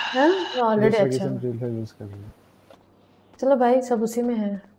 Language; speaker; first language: Hindi; native; Hindi